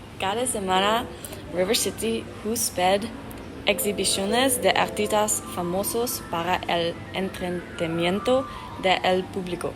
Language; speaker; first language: Spanish; non-native, learner; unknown